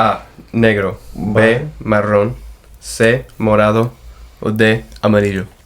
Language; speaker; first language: Spanish; non-native, fluent; English